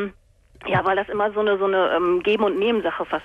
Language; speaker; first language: German; native; German